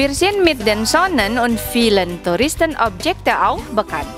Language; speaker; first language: German; non-native, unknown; Indonesian